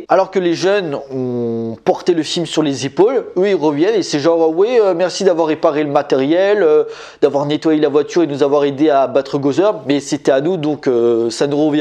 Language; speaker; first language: French; native; French